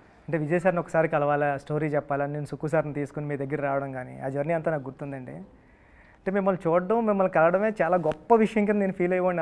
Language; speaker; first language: Telugu; native; Telugu